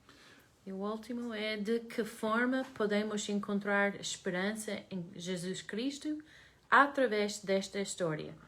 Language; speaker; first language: Portuguese; non-native, learner; English